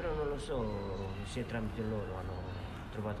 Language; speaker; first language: Italian; non-native, fluent; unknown